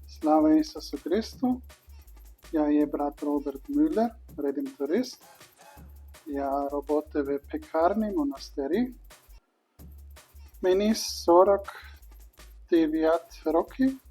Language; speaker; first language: Ukrainian; non-native, learner; German